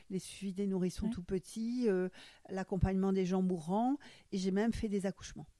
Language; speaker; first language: French; non-native, fluent; German